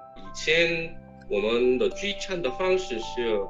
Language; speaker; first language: Chinese; non-native, fluent; Korean